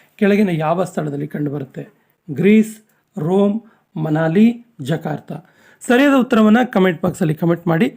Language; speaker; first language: Kannada; native; Kannada